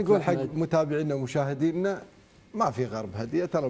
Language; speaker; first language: Arabic; native; Arabic